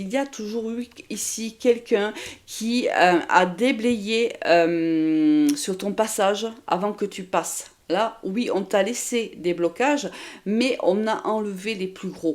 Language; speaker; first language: French; native; French